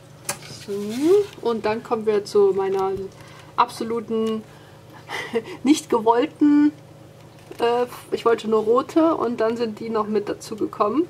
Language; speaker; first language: German; native; German